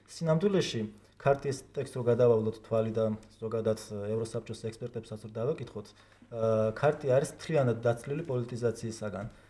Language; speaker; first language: Georgian; non-native, local second language; Kurdish